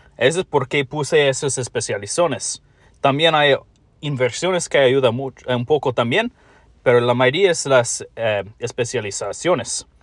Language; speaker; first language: Spanish; non-native, learner; English